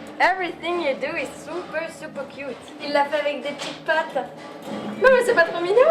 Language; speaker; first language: French; native; French